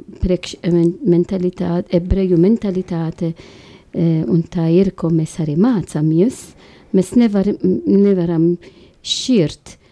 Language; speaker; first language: Latvian; non-native, fluent; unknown